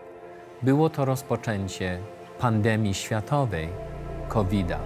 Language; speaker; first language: Polish; early bilingual, heritage; English